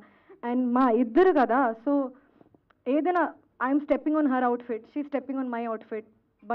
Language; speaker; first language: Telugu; non-native, local second language; Hindi